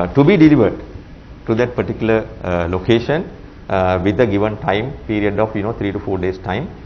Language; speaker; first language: English; non-native, local second language; Sinhala